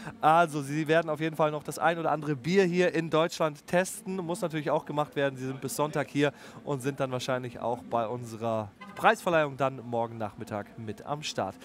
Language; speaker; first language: German; native; German